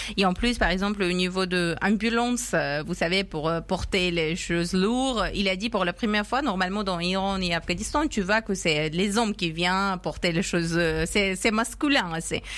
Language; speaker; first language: French; non-native, fluent; Persian